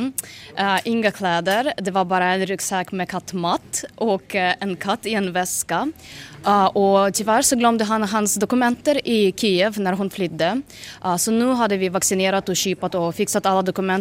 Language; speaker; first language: Swedish; non-native, fluent; Ukrainian